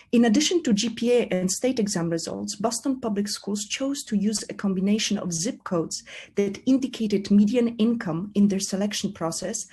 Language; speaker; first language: English; non-native, fluent; Polish